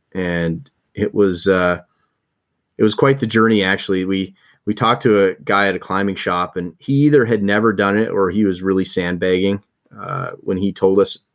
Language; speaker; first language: English; native; English